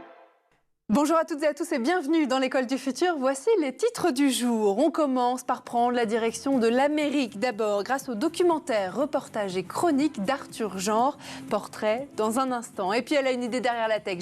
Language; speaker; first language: French; native; French